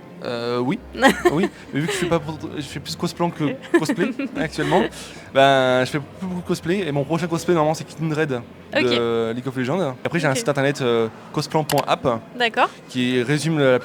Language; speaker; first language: French; native; French